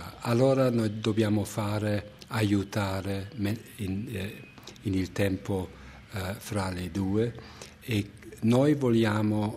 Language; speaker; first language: Italian; non-native, fluent; German